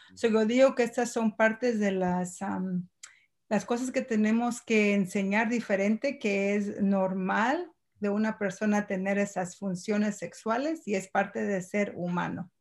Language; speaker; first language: Spanish; early bilingual, heritage; Spanish